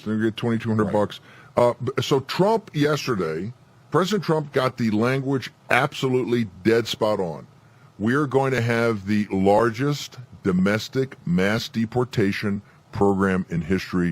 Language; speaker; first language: English; native; English